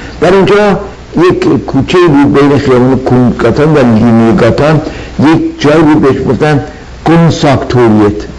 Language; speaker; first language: Persian; native; Persian